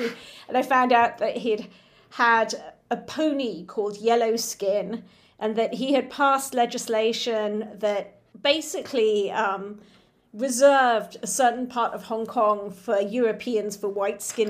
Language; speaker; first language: English; native; English